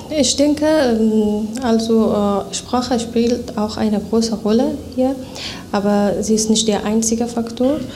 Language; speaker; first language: German; non-native, fluent; Persian